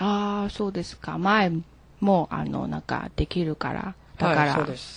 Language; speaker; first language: Japanese; non-native, learner; Chinese